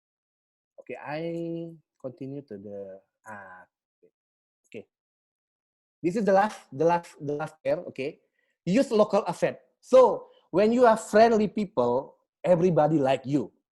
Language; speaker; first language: English; non-native, learner; Indonesian